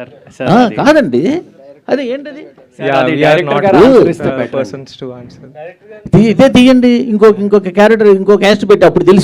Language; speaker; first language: Telugu; native; Telugu